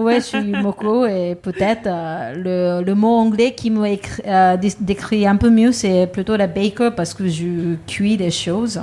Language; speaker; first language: French; non-native, fluent; Japanese